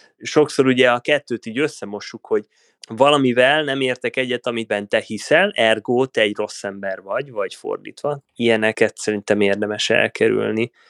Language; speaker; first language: Hungarian; native; Hungarian